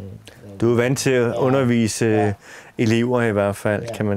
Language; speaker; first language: Swedish; non-native, learner; Danish